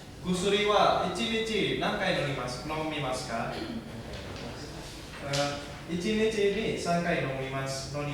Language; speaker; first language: Japanese; non-native, learner; Indonesian